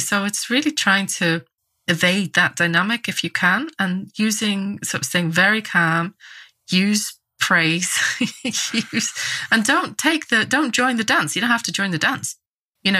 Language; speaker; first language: English; native; English